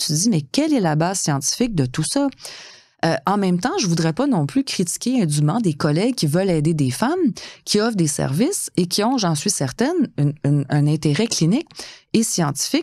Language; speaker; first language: French; native; French